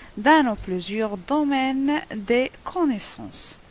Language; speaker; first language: French; non-native, local second language; Arabic